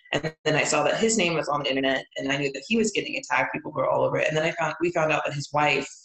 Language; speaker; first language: English; native; English